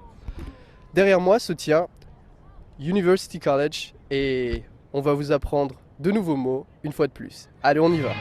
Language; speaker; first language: French; native; French